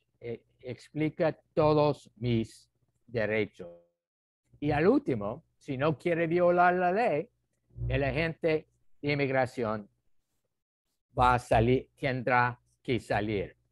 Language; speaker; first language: Spanish; non-native, fluent; English